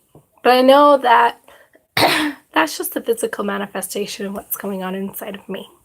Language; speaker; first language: English; native; English